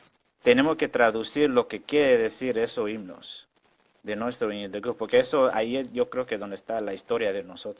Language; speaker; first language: Spanish; non-native, local second language; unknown